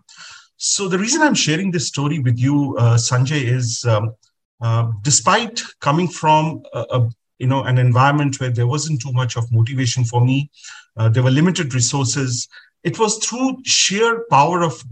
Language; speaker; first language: English; non-native, local second language; Hindi